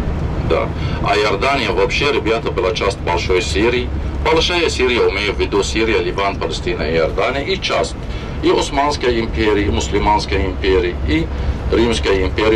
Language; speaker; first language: Russian; non-native, fluent; Arabic